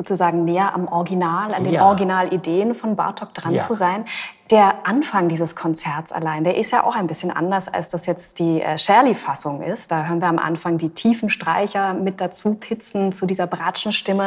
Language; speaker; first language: German; native; German